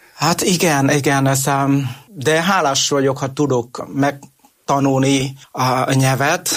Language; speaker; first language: Hungarian; non-native, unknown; Vietnamese